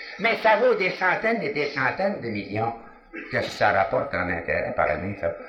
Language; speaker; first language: French; native; French